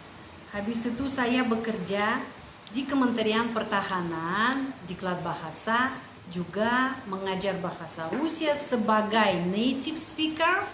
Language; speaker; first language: Indonesian; non-native, fluent; Russian